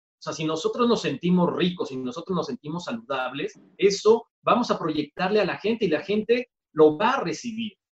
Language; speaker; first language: Spanish; native; Spanish